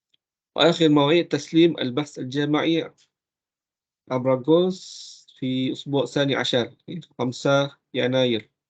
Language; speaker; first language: Arabic; non-native, fluent; Malay